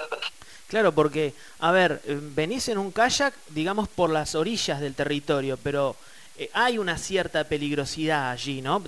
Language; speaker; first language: Spanish; native; Spanish